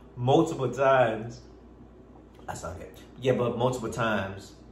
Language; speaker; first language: English; native; English